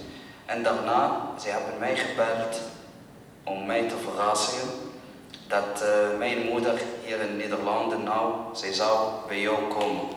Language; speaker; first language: Dutch; non-native, learner; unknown